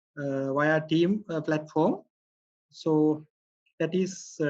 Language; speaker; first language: English; non-native, local second language; Sinhala